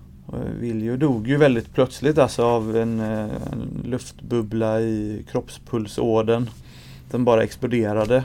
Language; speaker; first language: Swedish; native; Swedish